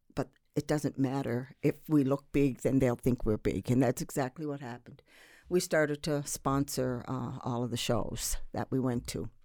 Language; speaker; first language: English; native; English